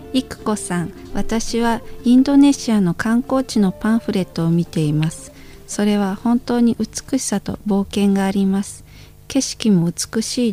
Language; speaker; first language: Japanese; non-native, fluent; Indonesian